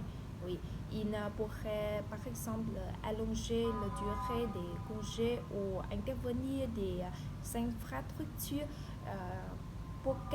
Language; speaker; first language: French; non-native, learner; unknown